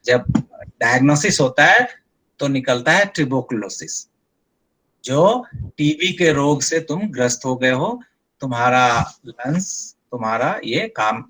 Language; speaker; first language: Hindi; non-native, local second language; Bangla